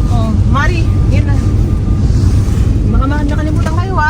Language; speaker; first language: Filipino; native; Filipino